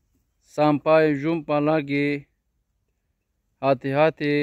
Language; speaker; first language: Indonesian; non-native, learner; Turkish